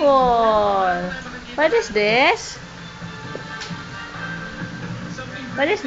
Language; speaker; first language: English; non-native, local second language; Filipino